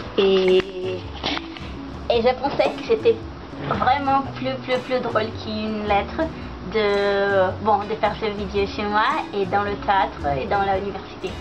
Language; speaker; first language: French; non-native, learner; Portuguese